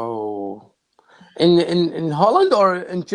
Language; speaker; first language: English; non-native, learner; Arabic